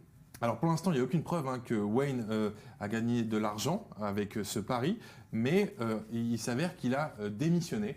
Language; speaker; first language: French; native; French